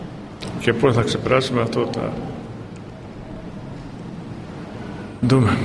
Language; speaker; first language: Greek; non-native, fluent; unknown